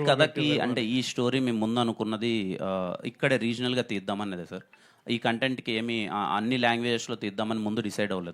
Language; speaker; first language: Telugu; native; Telugu